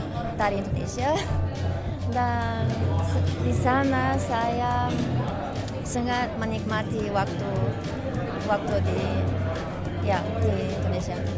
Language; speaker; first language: Indonesian; non-native, fluent; Bulgarian